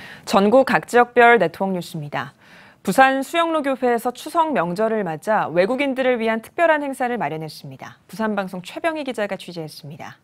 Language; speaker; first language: Korean; native; Korean